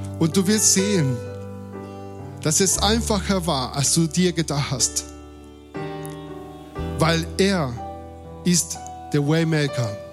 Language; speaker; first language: German; non-native, fluent; Spanish